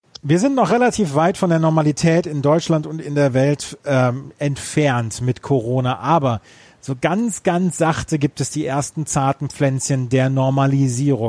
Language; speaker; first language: German; native; German